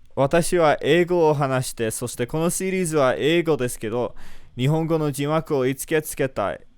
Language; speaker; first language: Japanese; non-native, learner; English